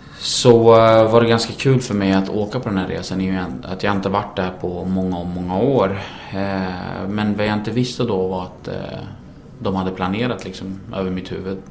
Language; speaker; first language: Swedish; early bilingual, other home language; Kurdish